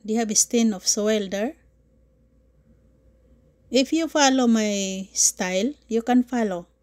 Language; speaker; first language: English; non-native, learner; Filipino